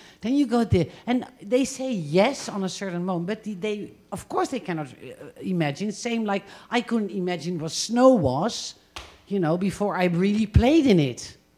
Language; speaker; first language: English; non-native, fluent; Dutch